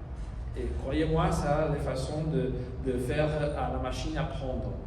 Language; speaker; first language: French; non-native, learner; Spanish